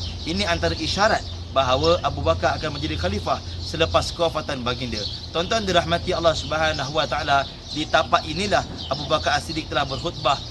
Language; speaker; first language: Malay; native; Malay